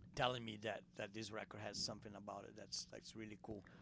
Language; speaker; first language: English; non-native, fluent; Portuguese